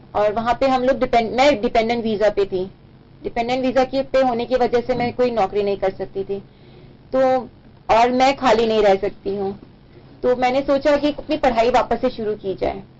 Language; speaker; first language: Hindi; native; Hindi